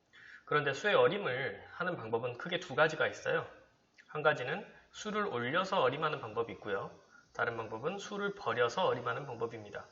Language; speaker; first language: Korean; native; Korean